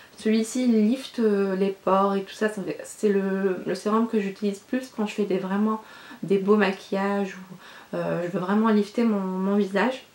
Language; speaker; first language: French; non-native, local second language; Arabic